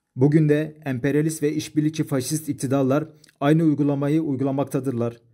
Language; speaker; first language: Turkish; native; Turkish